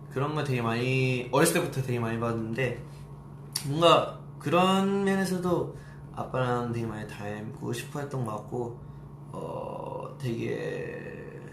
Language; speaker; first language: Korean; early bilingual, heritage; Korean